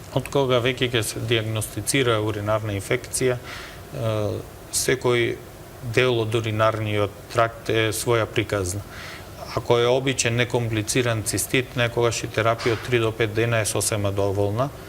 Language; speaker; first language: Macedonian; native; Macedonian